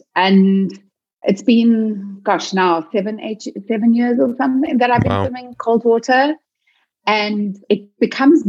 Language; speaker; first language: English; native; English